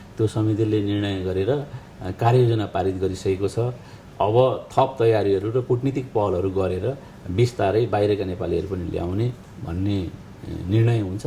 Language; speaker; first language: Nepali; native; Nepali